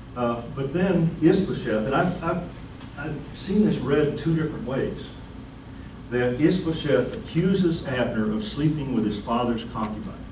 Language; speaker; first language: English; native; English